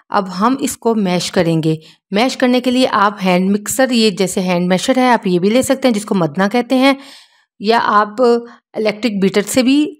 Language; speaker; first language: Urdu; native; Urdu